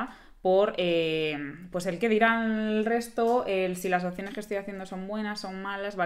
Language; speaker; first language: Spanish; native; Spanish